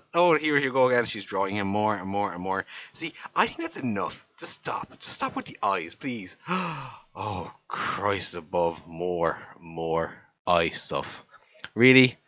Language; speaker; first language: English; native; English